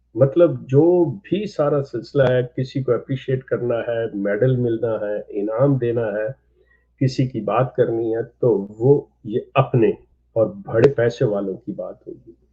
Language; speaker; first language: Urdu; native; Urdu